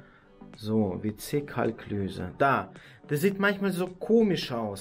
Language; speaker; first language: German; native; German